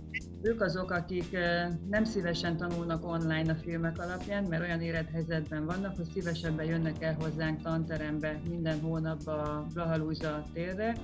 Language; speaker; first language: Hungarian; native; Hungarian